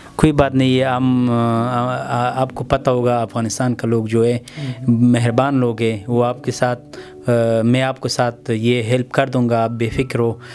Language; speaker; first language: Hindi; non-native, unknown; Pashto